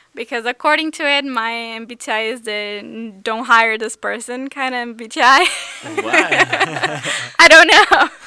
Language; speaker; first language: English; non-native, fluent; Portuguese